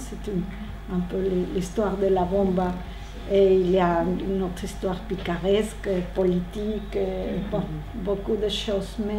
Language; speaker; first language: French; non-native, learner; Spanish